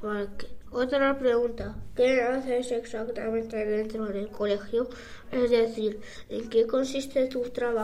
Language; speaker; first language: Spanish; early bilingual, other home language; Arabic